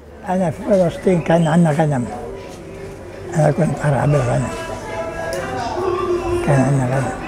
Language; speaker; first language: Arabic; native; Arabic